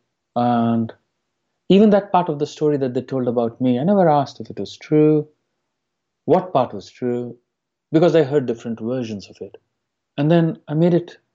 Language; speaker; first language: English; non-native, local second language; Hindi